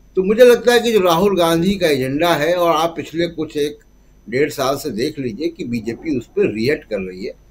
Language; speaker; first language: Hindi; native; Hindi